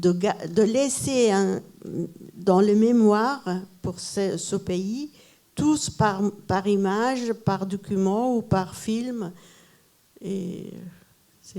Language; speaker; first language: French; non-native, fluent; Persian